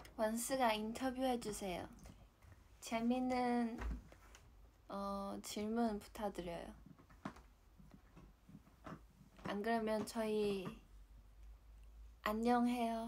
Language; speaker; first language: Korean; non-native, fluent; Chinese